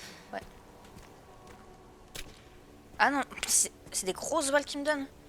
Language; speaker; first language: French; native; French